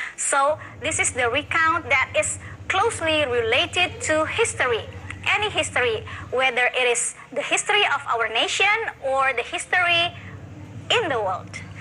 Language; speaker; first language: English; non-native, fluent; Indonesian